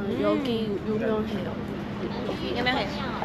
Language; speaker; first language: Korean; non-native, learner; Chinese